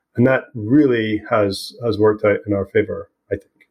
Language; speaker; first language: English; native; English